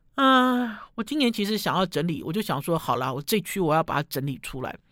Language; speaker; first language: Chinese; native; Chinese